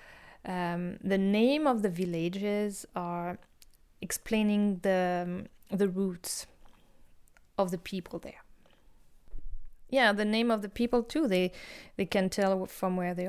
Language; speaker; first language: English; non-native, fluent; French